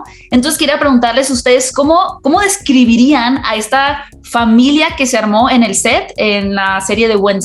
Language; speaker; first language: Spanish; native; Spanish